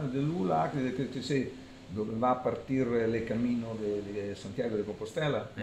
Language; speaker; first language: French; non-native, fluent; Italian